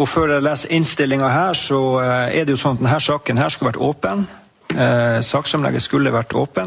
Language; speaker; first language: Norwegian; native; Norwegian